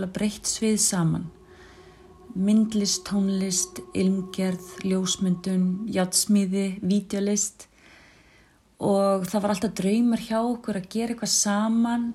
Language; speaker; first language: Icelandic; native; Icelandic